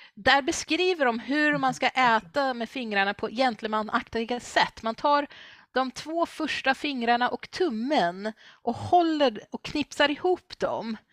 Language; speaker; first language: Swedish; early bilingual, other home language; English